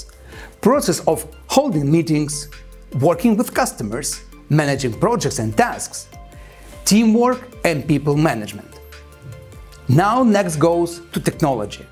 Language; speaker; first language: English; non-native, fluent; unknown